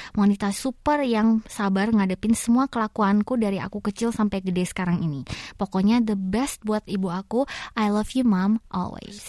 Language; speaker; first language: Indonesian; native; Indonesian